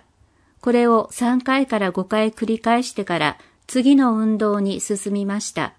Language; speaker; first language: Japanese; non-native, fluent; English